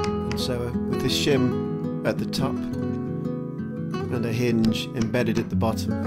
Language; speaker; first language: English; native; English